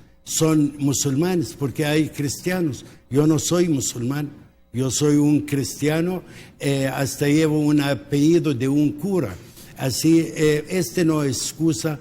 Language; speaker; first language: Spanish; non-native, local second language; Arabic